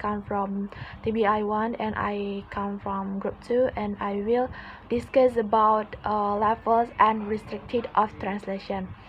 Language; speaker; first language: English; non-native, learner; Indonesian